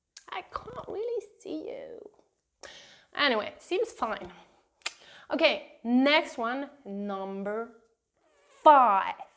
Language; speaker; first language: English; non-native, fluent; Swiss German